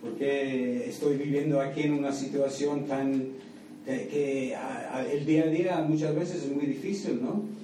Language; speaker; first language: Spanish; non-native, fluent; English